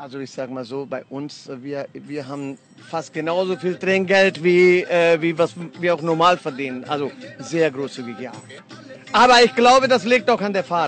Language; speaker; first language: German; non-native, fluent; Punjabi